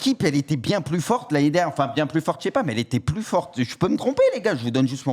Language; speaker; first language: French; native; French